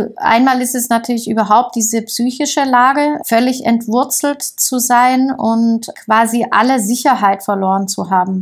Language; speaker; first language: German; native; German